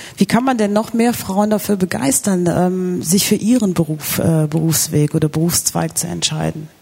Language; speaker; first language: German; native; German